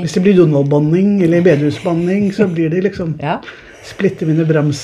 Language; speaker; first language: Norwegian; native; Norwegian